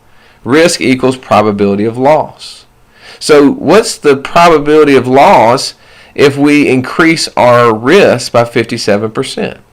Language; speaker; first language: English; native; English